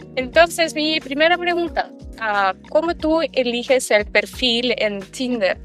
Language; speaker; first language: Spanish; non-native, fluent; Russian